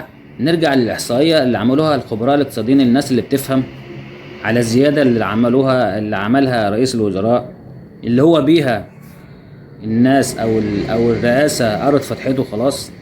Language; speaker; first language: Arabic; native; Arabic